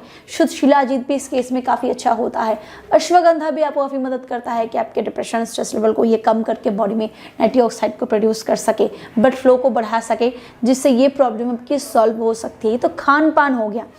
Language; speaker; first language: Hindi; native; Hindi